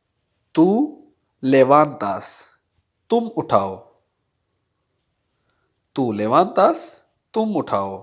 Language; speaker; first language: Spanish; non-native, fluent; Urdu